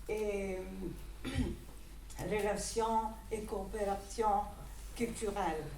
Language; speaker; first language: French; non-native, fluent; Greek